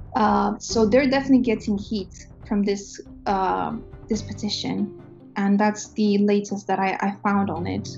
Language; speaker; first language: English; non-native, fluent; Romanian